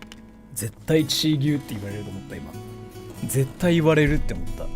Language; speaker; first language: Japanese; native; Japanese